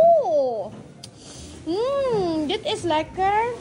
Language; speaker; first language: Dutch; non-native, learner; Indonesian